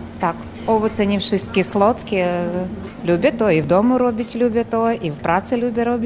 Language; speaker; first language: Polish; non-native, learner; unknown